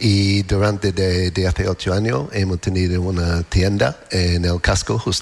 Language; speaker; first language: Spanish; non-native, learner; English